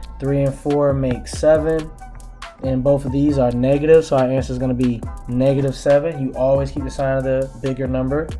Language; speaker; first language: English; native; English